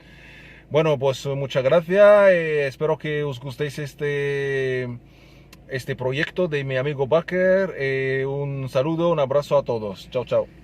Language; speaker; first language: Spanish; non-native, fluent; Arabic